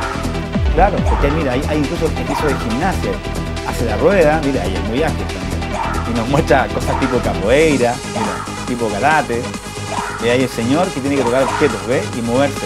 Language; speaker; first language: Spanish; native; Spanish